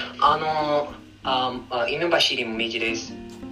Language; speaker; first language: Japanese; non-native, learner; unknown